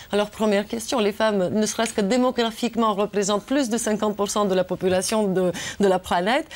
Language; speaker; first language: French; non-native, fluent; Bulgarian